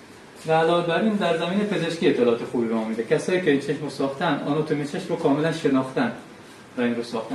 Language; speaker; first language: Persian; native; Persian